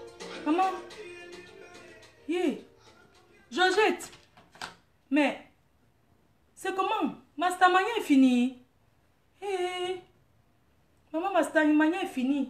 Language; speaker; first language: French; non-native, local second language; Lingala